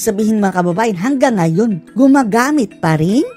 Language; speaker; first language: Filipino; native; Filipino